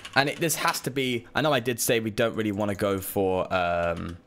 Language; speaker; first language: English; native; English